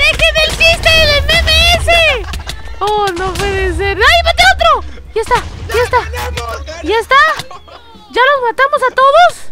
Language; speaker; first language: Spanish; native; Spanish